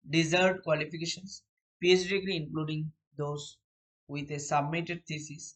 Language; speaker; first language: English; non-native, local second language; Bangla